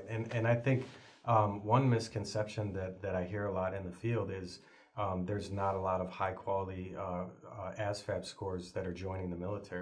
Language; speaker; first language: English; native; English